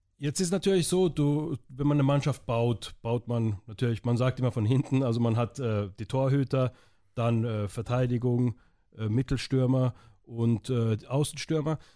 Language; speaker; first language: German; native; German